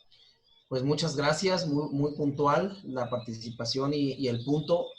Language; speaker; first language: Spanish; native; Spanish